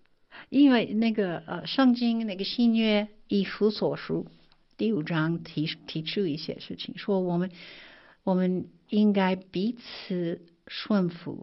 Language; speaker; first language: Chinese; non-native, fluent; English